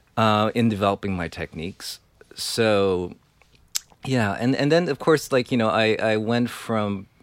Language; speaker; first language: English; non-native, fluent; Chinese